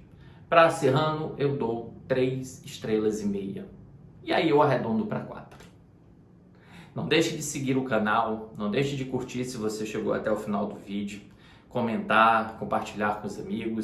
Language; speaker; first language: Portuguese; native; Portuguese